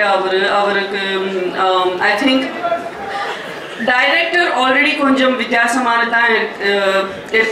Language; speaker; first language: Tamil; non-native, learner; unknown